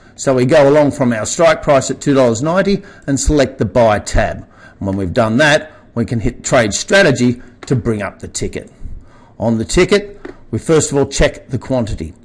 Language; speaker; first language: English; native; English